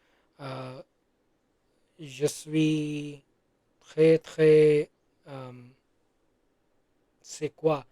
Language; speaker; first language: French; non-native, learner; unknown